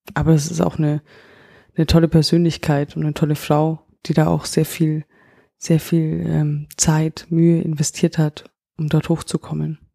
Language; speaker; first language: German; native; German